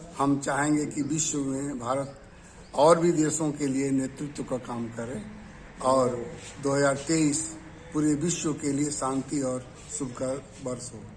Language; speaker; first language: Hindi; native; Hindi